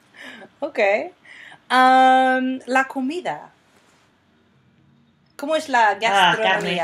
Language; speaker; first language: Spanish; non-native, fluent; English